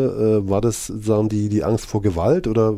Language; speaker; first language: German; native; German